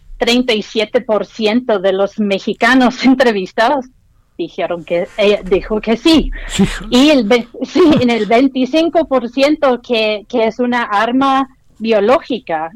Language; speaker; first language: Spanish; non-native, fluent; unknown